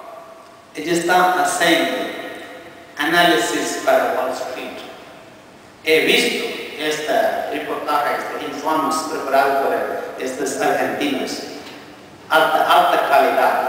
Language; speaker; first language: Spanish; non-native, fluent; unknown